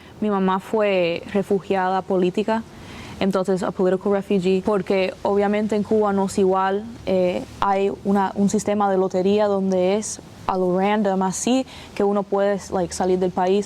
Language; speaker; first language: Spanish; early bilingual, other home language; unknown